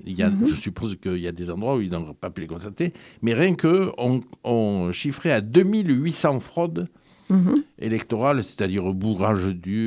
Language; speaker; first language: French; native; French